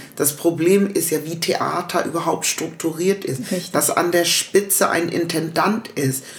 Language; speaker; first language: German; early bilingual, other home language; English